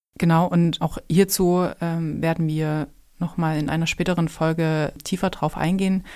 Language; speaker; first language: German; native; German